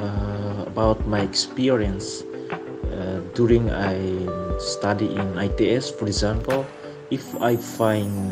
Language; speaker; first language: English; non-native, learner; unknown